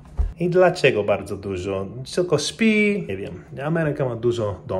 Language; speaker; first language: Polish; non-native, learner; English